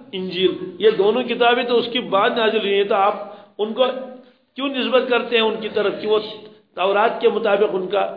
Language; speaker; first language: Urdu; native; Urdu